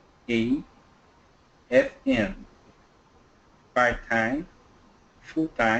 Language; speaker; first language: English; non-native, learner; Portuguese